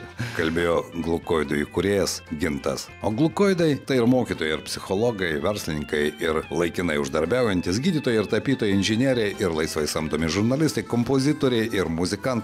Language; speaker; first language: Lithuanian; native; Lithuanian